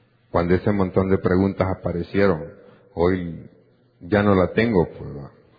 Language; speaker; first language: Spanish; native; Spanish